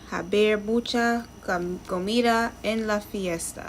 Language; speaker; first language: Spanish; non-native, learner; English